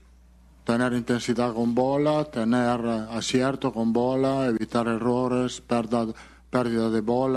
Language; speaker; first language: Portuguese; non-native, fluent; Spanish